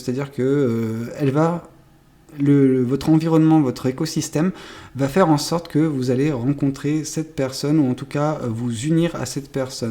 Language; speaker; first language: French; native; French